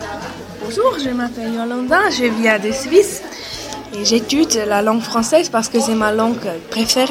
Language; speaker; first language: French; non-native, fluent; German